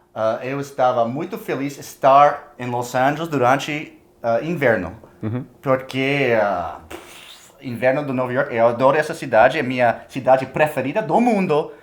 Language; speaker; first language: Portuguese; non-native, fluent; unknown